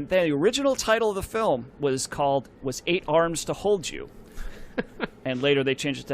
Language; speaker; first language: English; native; English